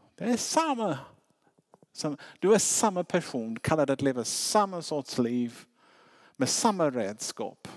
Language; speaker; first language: Swedish; non-native, fluent; English